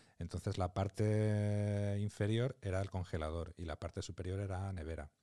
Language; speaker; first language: Spanish; native; Spanish